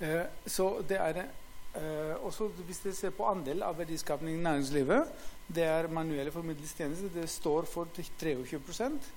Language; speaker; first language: Norwegian; non-native, fluent; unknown